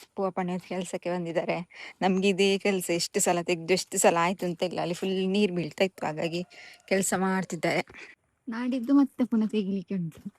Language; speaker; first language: Kannada; non-native, local second language; Tulu